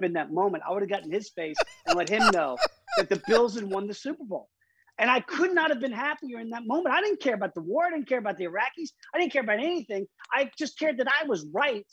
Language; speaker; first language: English; native; English